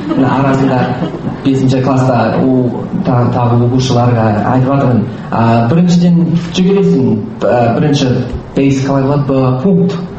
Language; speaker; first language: Kazakh; non-native, learner; English